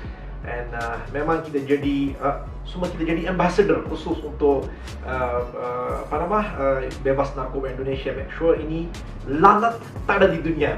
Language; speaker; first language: Indonesian; non-native, learner; Malay